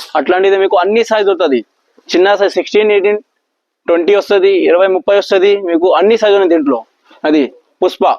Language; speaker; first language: Telugu; non-native, local second language; Urdu